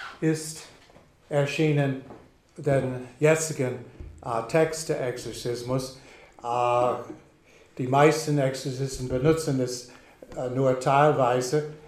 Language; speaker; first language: German; non-native, fluent; English